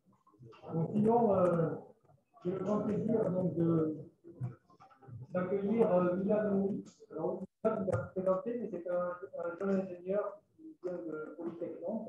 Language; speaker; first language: French; native; French